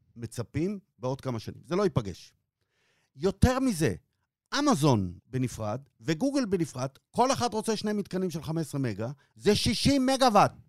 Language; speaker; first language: Hebrew; native; Hebrew